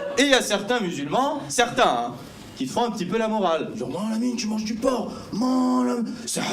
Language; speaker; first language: French; early bilingual, other home language; Arabic